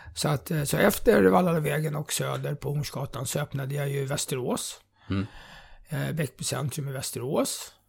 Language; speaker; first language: Swedish; native; Swedish